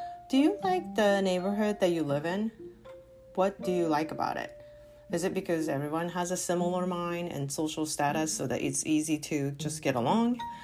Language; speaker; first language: English; non-native, fluent; Japanese